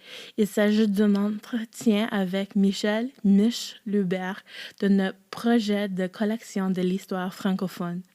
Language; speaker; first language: French; non-native, local second language; English